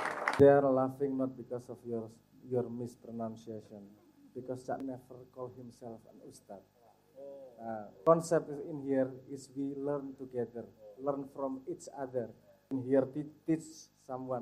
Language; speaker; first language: English; non-native, fluent; Indonesian